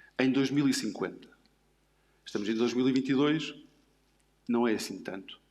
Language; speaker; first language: Portuguese; native; Portuguese